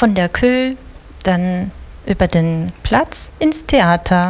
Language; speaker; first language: German; early bilingual, other home language; Bulgarian